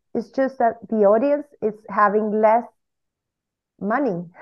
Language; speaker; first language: English; non-native, fluent; Spanish